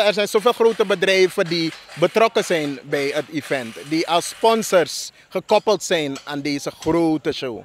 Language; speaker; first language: Dutch; native; Dutch